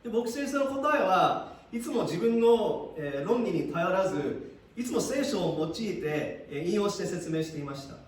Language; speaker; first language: Japanese; early bilingual, heritage; Japanese